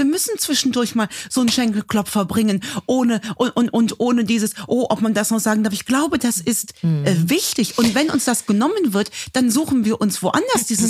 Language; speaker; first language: German; native; German